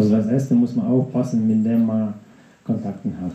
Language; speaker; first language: German; non-native, learner; Russian